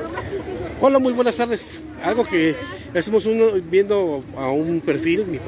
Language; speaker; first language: Spanish; native; Spanish